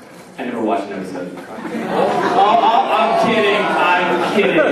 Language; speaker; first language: English; native; English